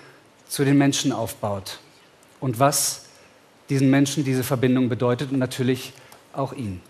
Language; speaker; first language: German; native; German